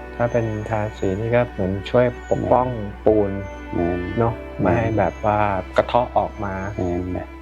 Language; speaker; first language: Thai; native; Thai